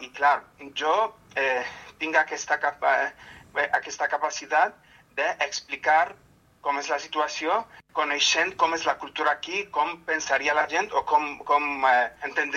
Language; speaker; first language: Catalan; non-native, fluent; Arabic